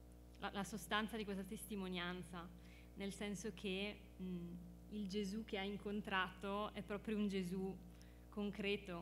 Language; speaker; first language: Italian; native; Italian